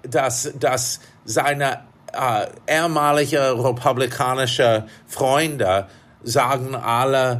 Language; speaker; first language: German; non-native, fluent; English